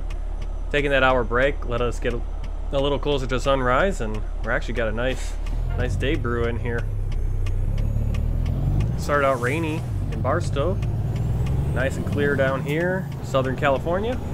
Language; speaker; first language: English; native; English